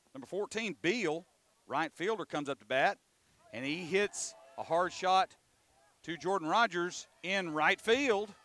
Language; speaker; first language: English; native; English